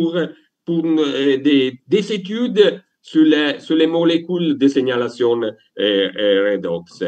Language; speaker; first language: French; non-native, learner; Italian